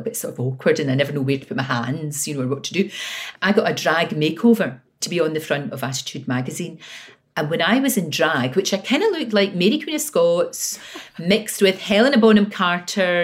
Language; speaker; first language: English; native; English